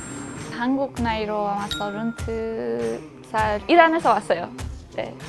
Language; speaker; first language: Korean; non-native, fluent; Persian